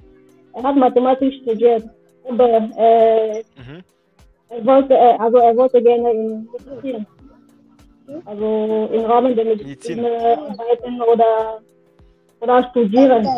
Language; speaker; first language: German; non-native, fluent; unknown